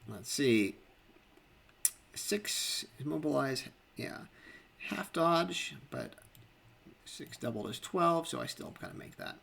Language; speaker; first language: English; native; English